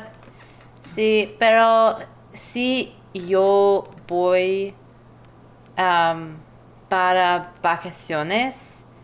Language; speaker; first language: Spanish; non-native, learner; English